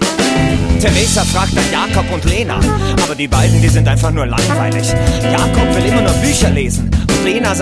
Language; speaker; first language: German; native; German